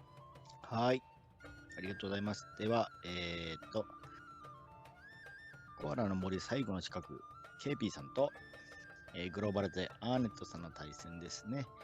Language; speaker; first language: Japanese; native; Japanese